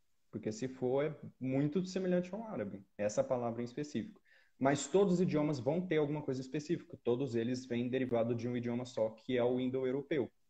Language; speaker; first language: Portuguese; native; Portuguese